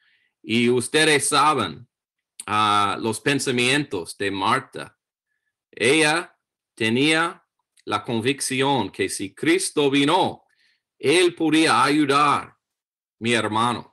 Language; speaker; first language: Spanish; non-native, learner; English